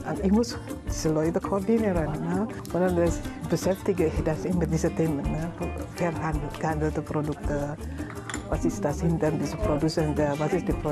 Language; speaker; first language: German; non-native, learner; Indonesian